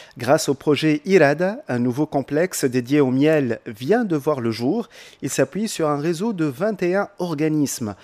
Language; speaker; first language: French; non-native, local second language; Arabic